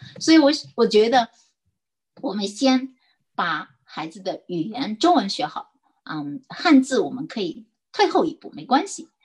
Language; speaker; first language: Chinese; native; Chinese